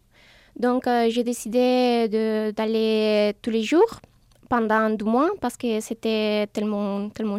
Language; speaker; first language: French; non-native, fluent; Spanish